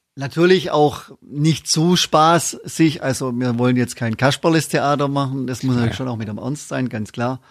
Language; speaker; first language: German; native; German